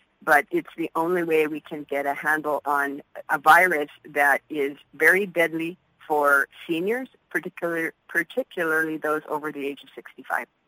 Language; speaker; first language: English; early bilingual, other home language; Spanish